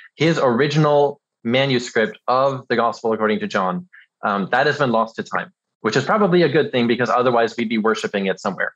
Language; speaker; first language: English; early bilingual, other home language; German